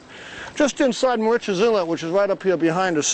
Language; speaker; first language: English; native; English